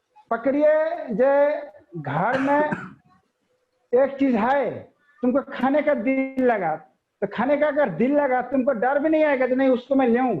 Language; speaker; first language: Hindi; non-native, local second language; Bangla